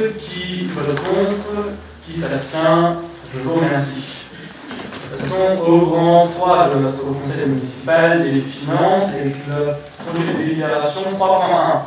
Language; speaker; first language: French; native; French